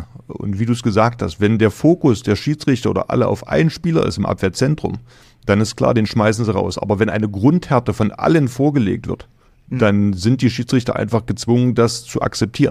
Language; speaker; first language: German; native; German